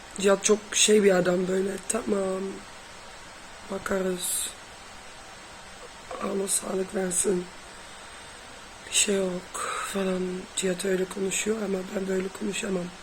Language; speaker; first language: Turkish; non-native, fluent; Dutch